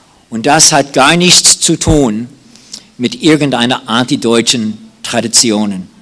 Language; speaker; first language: German; non-native, fluent; English